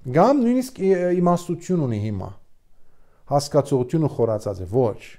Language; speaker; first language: Armenian; early bilingual, heritage; Armenian